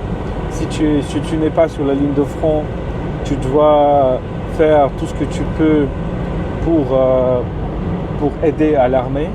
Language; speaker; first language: French; non-native, fluent; Ukrainian